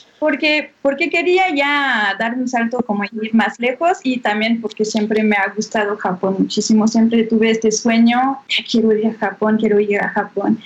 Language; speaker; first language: Spanish; non-native, fluent; French